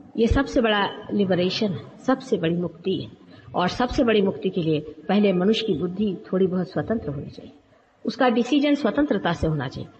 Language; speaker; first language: Hindi; native; Hindi